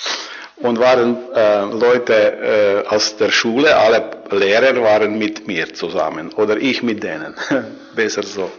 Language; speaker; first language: German; non-native, learner; Croatian